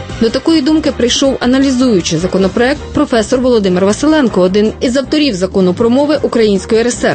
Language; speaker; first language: Ukrainian; native; Ukrainian